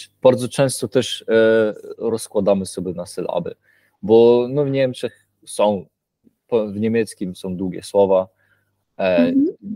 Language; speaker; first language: Polish; early bilingual, heritage; Polish